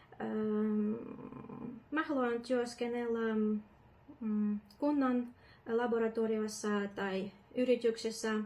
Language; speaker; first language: Finnish; non-native, learner; Ukrainian